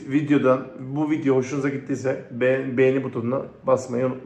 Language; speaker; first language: Turkish; native; Turkish